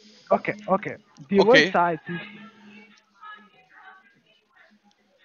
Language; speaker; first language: German; non-native, learner; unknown